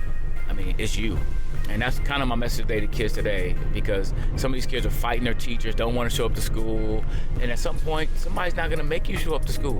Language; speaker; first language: English; native; English